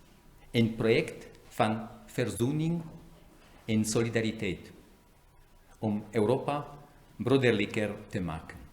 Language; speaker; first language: Dutch; non-native, fluent; French